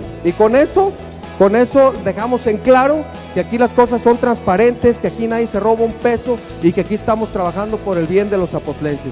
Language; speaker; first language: Spanish; native; Spanish